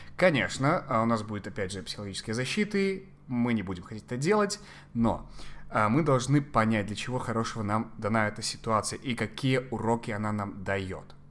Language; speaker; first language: Russian; non-native, fluent; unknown